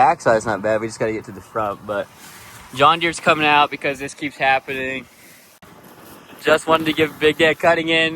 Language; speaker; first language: English; native; English